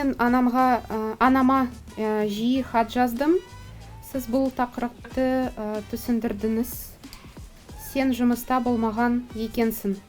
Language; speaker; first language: Kazakh; non-native, local second language; Russian